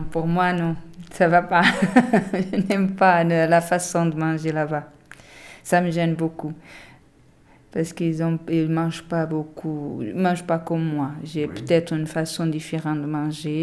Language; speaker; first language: French; non-native, learner; Portuguese